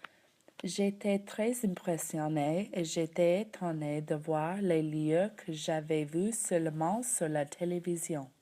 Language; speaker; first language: French; non-native, learner; English